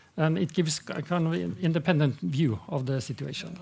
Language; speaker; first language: English; non-native, fluent; Norwegian